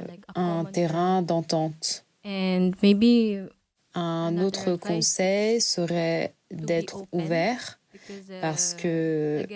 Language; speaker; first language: French; non-native, fluent; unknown